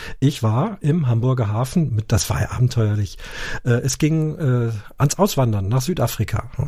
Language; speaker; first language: German; native; German